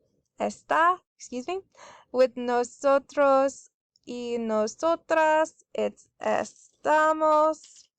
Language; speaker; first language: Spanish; non-native, fluent; English